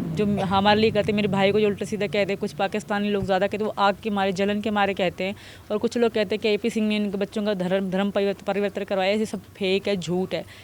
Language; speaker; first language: Urdu; non-native, local second language; Sindhi